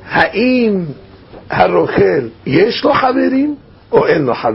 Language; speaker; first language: Hebrew; non-native, fluent; English